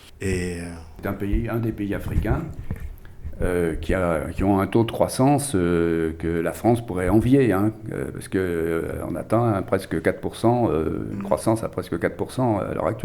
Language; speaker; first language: French; native; French